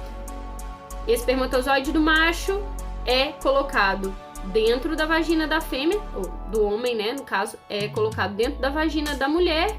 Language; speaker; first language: Portuguese; native; Portuguese